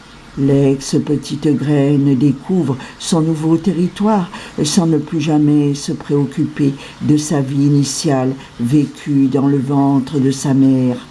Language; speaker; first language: French; native; French